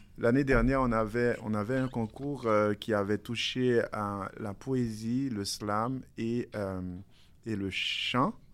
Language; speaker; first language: French; non-native, local second language; Haitian Creole